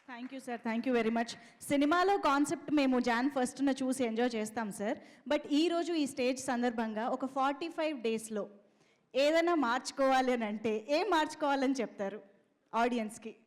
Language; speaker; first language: Telugu; native; Telugu